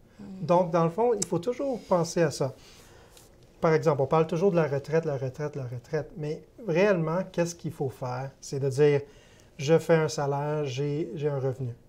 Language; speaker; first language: French; native; French